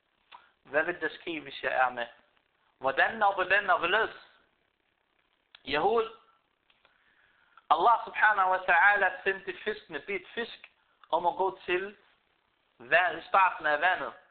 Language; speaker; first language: Danish; early bilingual, other home language; Arabic